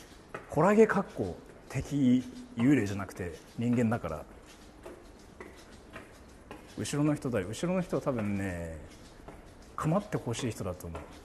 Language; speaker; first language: Japanese; native; Japanese